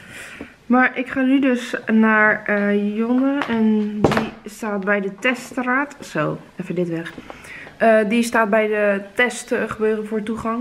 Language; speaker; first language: Dutch; native; Dutch